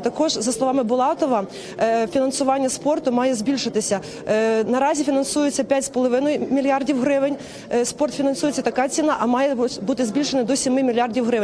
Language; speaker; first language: Ukrainian; native; Ukrainian